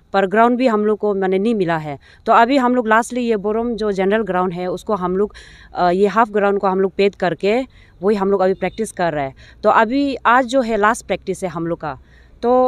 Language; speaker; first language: Hindi; non-native, local second language; Nyishi